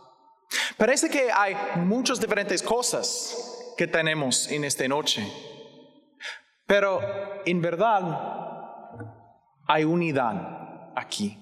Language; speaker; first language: Spanish; non-native, learner; English